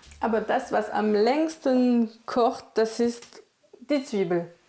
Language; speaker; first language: German; non-native, fluent; French